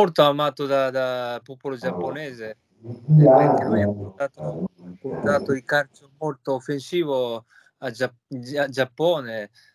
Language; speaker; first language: Italian; non-native, fluent; Japanese